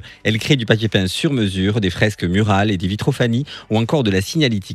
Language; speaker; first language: French; native; French